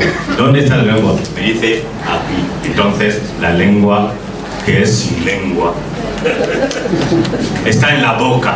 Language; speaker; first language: Spanish; non-native, fluent; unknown